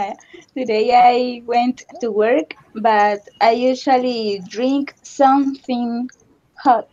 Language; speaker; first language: English; non-native, learner; Spanish